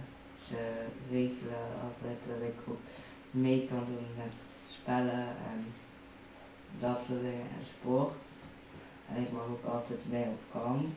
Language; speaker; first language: Dutch; early bilingual, other home language; Chinese